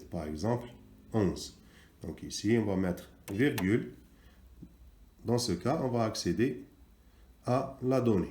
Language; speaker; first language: French; non-native, local second language; Arabic